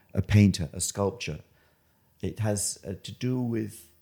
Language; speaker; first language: English; native; English